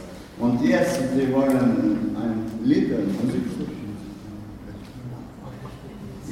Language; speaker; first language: German; non-native, learner; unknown